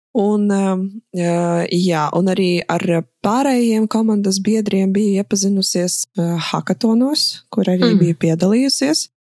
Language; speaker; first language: Latvian; non-native, local second language; Russian